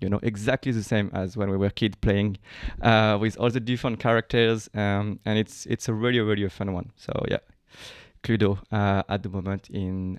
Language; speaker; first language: English; non-native, fluent; French